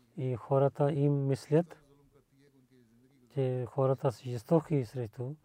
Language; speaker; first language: Bulgarian; non-native, learner; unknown